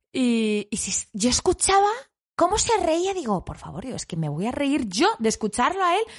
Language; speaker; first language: Spanish; native; Spanish